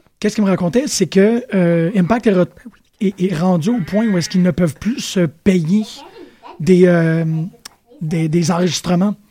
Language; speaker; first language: French; native; French